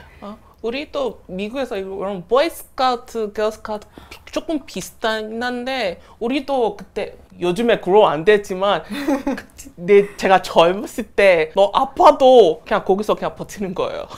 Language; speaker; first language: Korean; non-native, learner; English